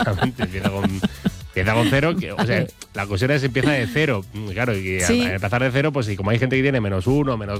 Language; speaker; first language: Spanish; native; Spanish